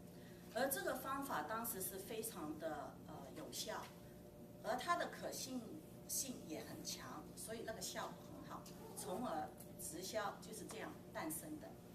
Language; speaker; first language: Chinese; native; Chinese